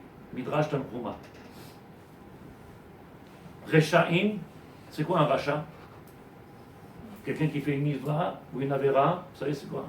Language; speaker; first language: French; native; French